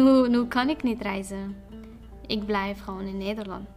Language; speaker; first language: Dutch; non-native, fluent; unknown